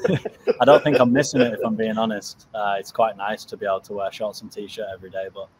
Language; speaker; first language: English; native; English